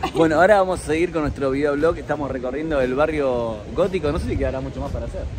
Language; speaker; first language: Spanish; native; Spanish